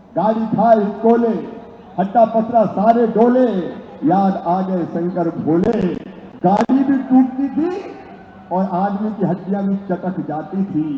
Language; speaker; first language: Hindi; native; Hindi